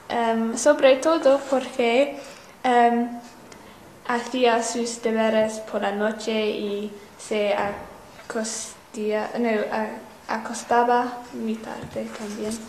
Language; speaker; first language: Spanish; non-native, learner; English